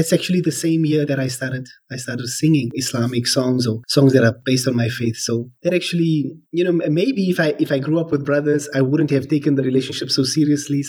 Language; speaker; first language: English; native; English